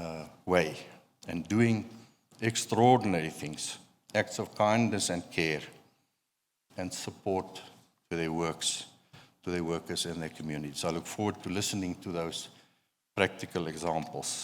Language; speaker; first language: English; non-native, local second language; Afrikaans